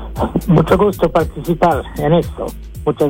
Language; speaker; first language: Spanish; non-native, fluent; French